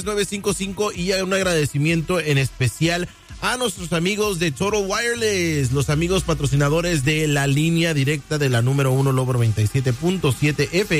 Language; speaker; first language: Spanish; native; Spanish